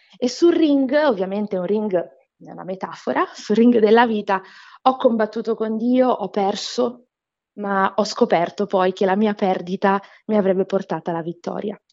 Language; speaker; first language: Italian; non-native, fluent; Portuguese